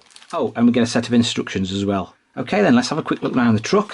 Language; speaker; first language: English; native; English